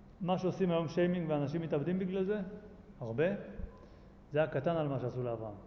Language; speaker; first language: Hebrew; native; Hebrew